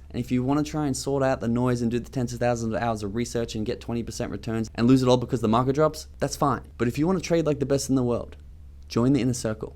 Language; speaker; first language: English; native; English